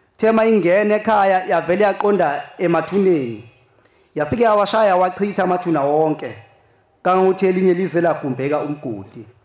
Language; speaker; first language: Zulu; native; Zulu